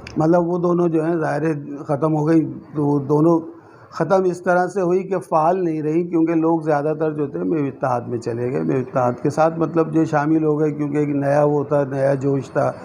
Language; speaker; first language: Urdu; non-native, local second language; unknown